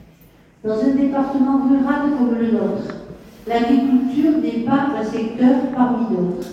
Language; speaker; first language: French; native; French